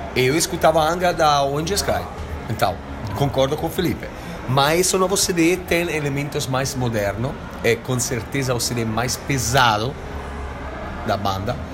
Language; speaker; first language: Portuguese; non-native, fluent; Italian